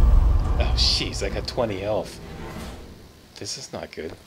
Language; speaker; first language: English; native; English